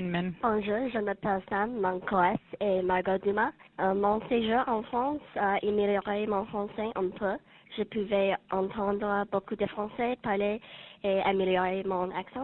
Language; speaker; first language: French; non-native, learner; English